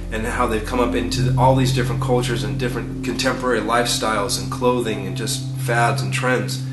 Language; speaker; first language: English; native; English